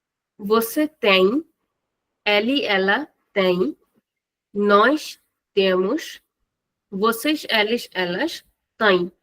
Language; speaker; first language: Portuguese; non-native, fluent; Hindi